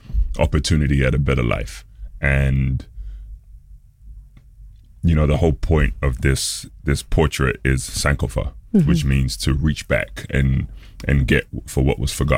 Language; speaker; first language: English; native; English